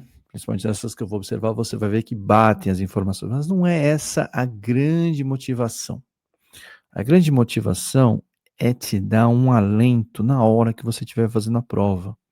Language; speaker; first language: Portuguese; native; Portuguese